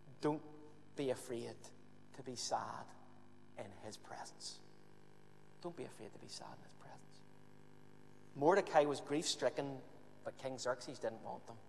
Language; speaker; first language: English; native; English